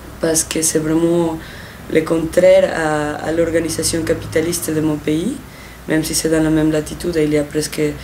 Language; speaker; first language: French; non-native, fluent; Spanish